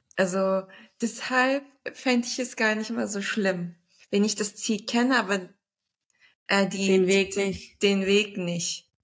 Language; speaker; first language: German; early bilingual, other home language; Turkish